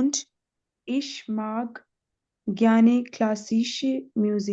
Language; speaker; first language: German; non-native, learner; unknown